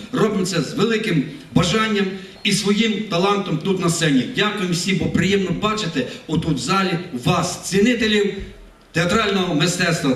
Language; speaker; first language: Ukrainian; native; Ukrainian